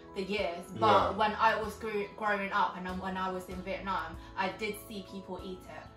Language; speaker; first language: English; non-native, fluent; Vietnamese